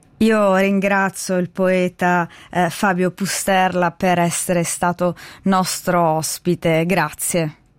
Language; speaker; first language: Italian; native; Italian